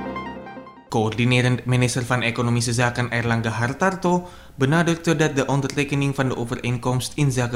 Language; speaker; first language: Dutch; non-native, fluent; Indonesian